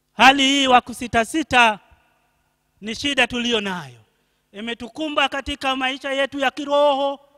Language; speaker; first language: Swahili; non-native, local second language; Luo (Kenya and Tanzania)